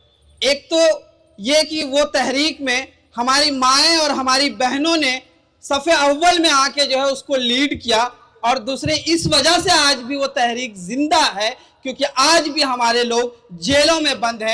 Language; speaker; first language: Hindi; native; Hindi